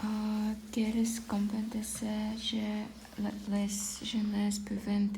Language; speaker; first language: French; non-native, learner; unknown